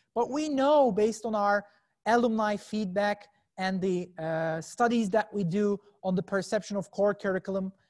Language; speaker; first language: English; non-native, fluent; Turkish